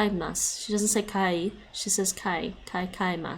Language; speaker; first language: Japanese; non-native, learner; English